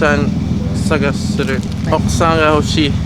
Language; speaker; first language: Japanese; non-native, learner; English